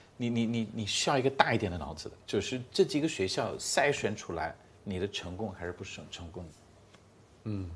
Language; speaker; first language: Chinese; non-native, fluent; English